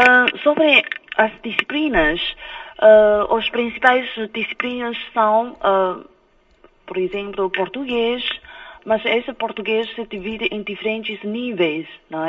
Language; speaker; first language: Portuguese; non-native, fluent; Chinese